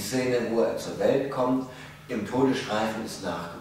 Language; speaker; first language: German; native; German